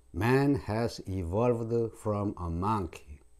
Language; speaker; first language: English; non-native, fluent; Korean